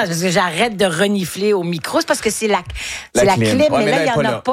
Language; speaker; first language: French; native; French